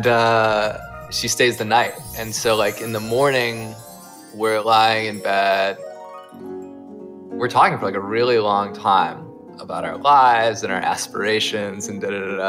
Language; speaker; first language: English; native; English